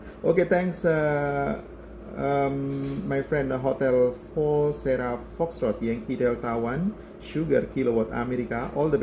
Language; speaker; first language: English; non-native, learner; Indonesian